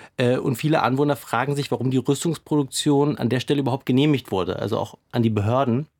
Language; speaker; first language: German; native; German